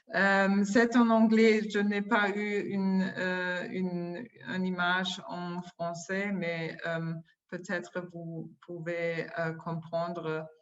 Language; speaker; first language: French; non-native, fluent; German